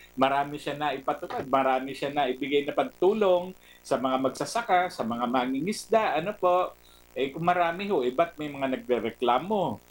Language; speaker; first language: Filipino; native; Filipino